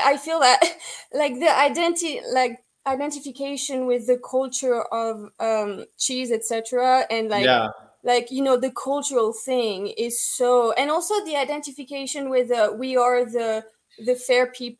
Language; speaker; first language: English; non-native, fluent; French